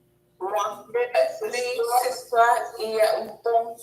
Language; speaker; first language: French; non-native, learner; English